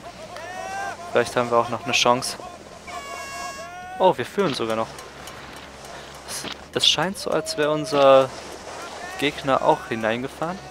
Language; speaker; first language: German; native; German